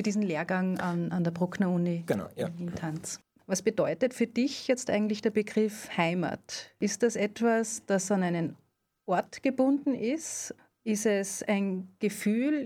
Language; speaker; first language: German; native; German